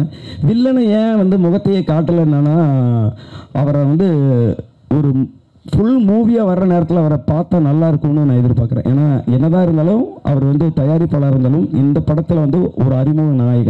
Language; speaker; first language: Tamil; native; Tamil